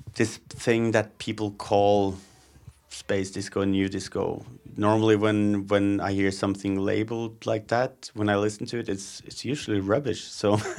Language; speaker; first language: English; non-native, fluent; Norwegian